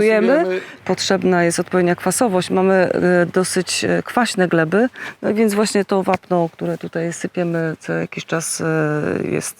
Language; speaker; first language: Polish; native; Polish